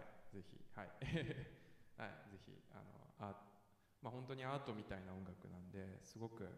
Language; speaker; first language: Japanese; native; Japanese